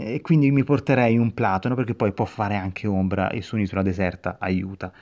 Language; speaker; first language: Italian; native; Italian